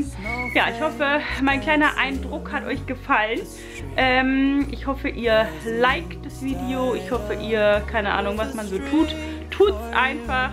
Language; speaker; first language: German; native; German